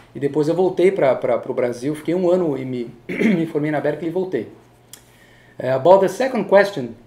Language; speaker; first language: English; non-native, fluent; Portuguese